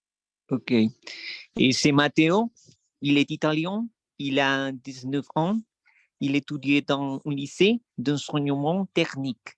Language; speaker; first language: French; non-native, learner; Spanish